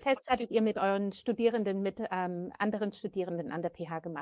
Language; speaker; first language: German; native; German